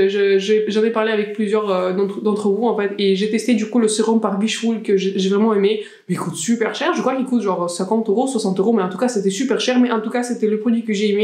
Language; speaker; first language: French; native; French